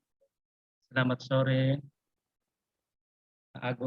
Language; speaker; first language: Indonesian; non-native, fluent; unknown